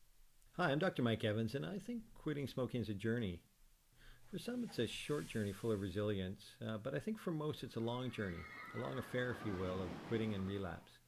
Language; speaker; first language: English; native; English